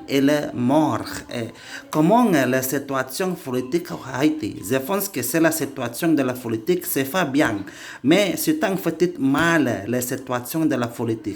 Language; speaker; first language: French; non-native, learner; Indonesian